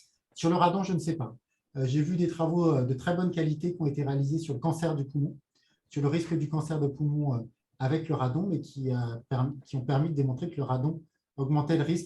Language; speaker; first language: French; native; French